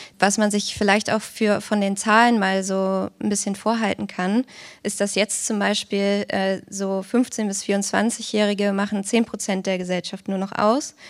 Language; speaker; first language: German; native; German